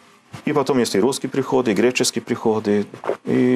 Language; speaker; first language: Russian; non-native, learner; Swedish